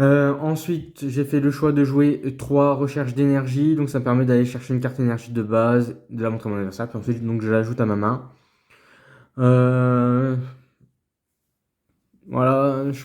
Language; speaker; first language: French; native; French